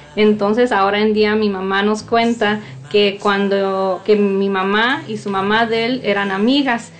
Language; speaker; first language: Spanish; native; Spanish